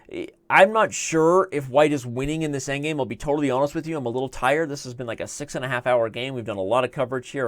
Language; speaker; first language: English; native; English